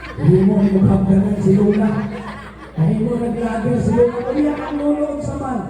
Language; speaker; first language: Filipino; non-native, local second language; Cebuano